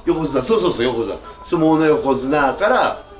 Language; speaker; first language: Japanese; native; Japanese